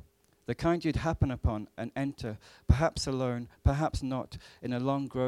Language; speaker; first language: English; native; English